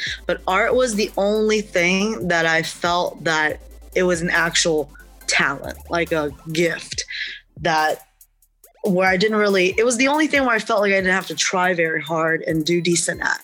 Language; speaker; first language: English; early bilingual, other home language; Chinese